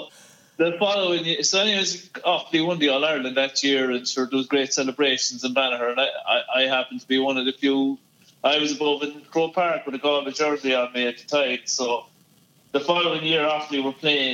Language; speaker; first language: English; native; English